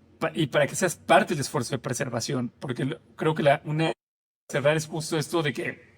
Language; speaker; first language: Spanish; native; Spanish